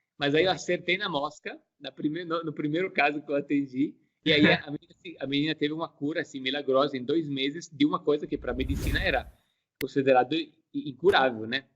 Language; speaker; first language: Portuguese; non-native, fluent; Italian